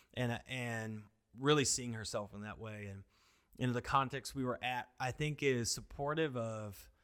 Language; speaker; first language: English; native; English